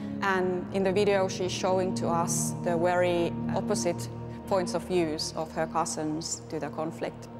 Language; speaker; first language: English; non-native, fluent; Finnish